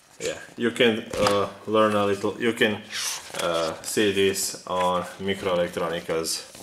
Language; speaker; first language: English; non-native, fluent; Serbian